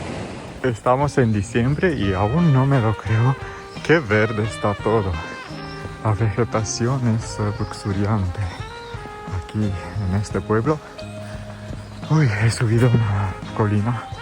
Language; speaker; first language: Spanish; non-native, fluent; Romanian